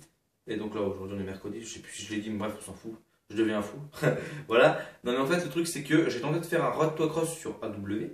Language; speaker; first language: French; native; French